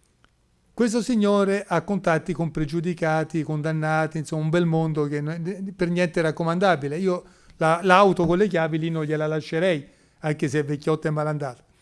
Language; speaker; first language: Italian; native; Italian